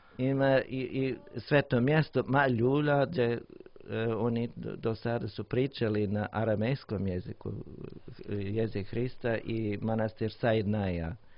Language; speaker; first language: Croatian; non-native, learner; English